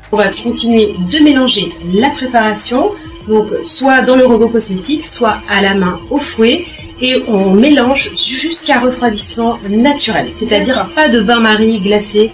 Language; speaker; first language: French; native; French